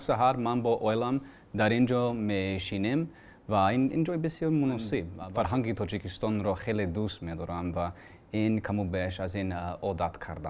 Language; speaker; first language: Persian; non-native, learner; English